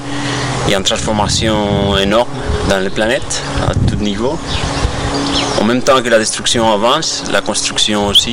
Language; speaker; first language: French; non-native, fluent; Spanish